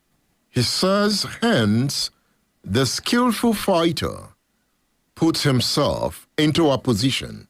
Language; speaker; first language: English; non-native, local second language; Yoruba